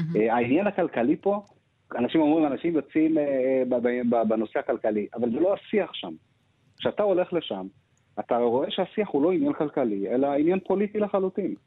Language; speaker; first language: Hebrew; early bilingual, other home language; Amharic